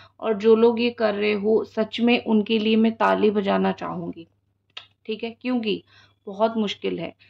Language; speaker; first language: Hindi; non-native, local second language; Odia